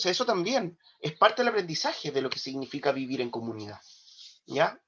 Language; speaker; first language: Spanish; native; Spanish